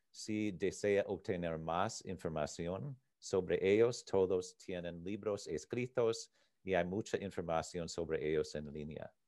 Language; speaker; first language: Spanish; non-native, learner; English